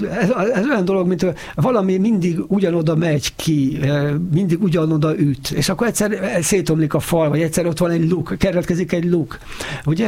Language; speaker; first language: Hungarian; native; Hungarian